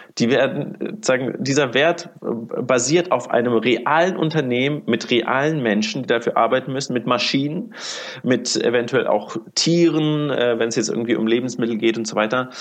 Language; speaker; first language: German; early bilingual, other home language; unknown